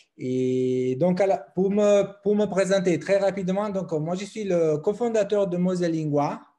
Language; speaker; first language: French; non-native, fluent; Italian